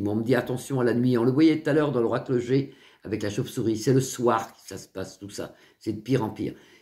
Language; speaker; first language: French; native; French